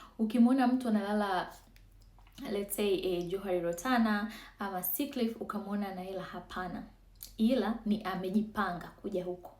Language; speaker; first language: Swahili; native; Swahili